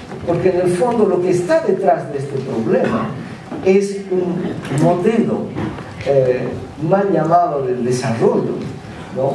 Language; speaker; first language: Spanish; native; Spanish